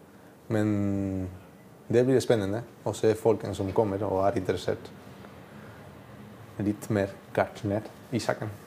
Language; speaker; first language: Norwegian; non-native, learner; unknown